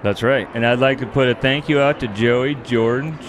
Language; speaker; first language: English; native; English